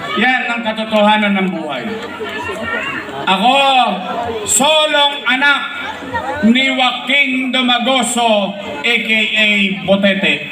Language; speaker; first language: Filipino; native; Filipino